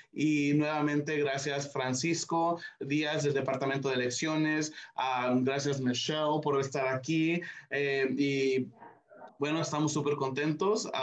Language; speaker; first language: Spanish; early bilingual, heritage; Spanish